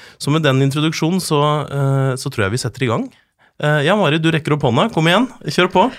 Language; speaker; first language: Norwegian; native; Norwegian